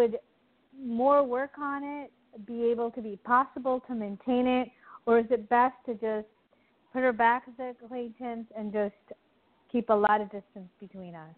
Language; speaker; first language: English; native; English